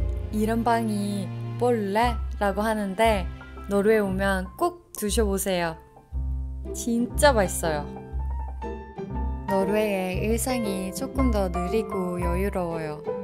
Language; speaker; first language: Korean; non-native, fluent; Norwegian